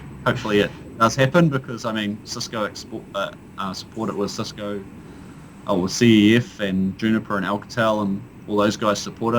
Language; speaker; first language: English; native; English